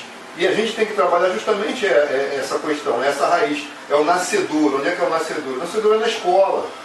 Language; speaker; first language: Portuguese; native; Portuguese